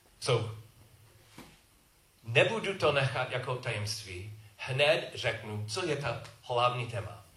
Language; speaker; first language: Czech; non-native, learner; English